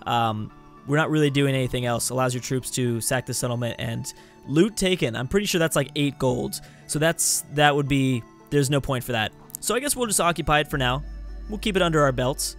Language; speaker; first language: English; native; English